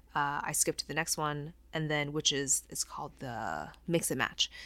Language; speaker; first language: English; non-native, fluent; Chinese